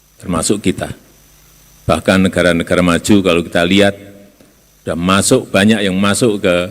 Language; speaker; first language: Indonesian; non-native, local second language; Javanese